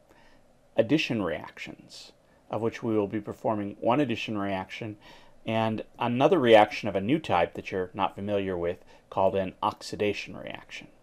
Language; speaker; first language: English; native; English